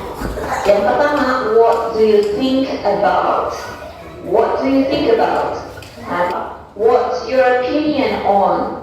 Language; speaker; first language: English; non-native, fluent; Indonesian